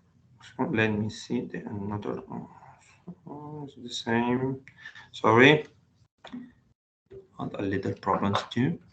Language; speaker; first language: English; non-native, learner; Spanish